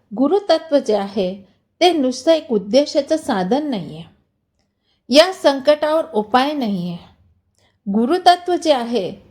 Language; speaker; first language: Marathi; non-native, local second language; Hindi